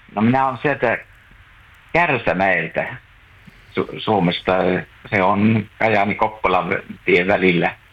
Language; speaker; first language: Finnish; native; Finnish